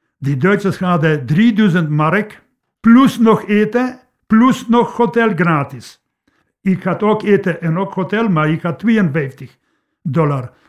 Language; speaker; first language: Dutch; non-native, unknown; Polish